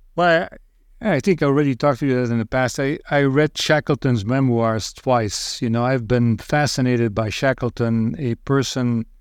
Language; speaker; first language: English; non-native, fluent; Dutch